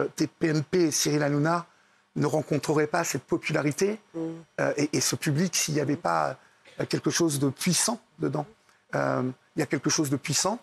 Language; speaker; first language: French; native; French